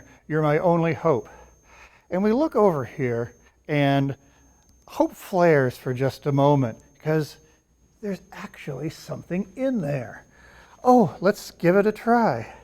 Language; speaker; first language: English; native; English